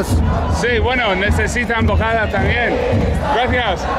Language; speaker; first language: Spanish; non-native, learner; English